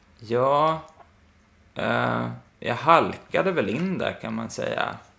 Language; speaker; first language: Swedish; native; Swedish